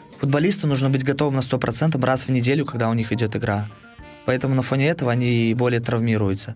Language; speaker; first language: Russian; native; Russian